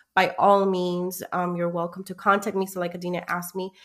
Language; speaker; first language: English; early bilingual, other home language; Spanish